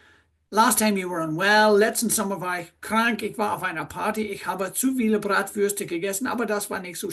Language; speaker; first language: German; non-native, fluent; English